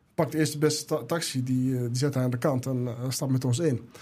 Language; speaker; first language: Dutch; early bilingual, other home language; Arabic